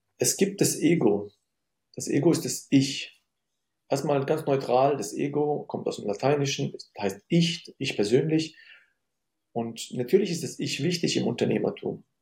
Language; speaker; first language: German; early bilingual, other home language; Arabic